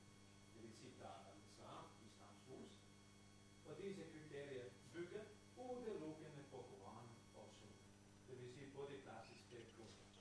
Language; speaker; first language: Danish; non-native, fluent; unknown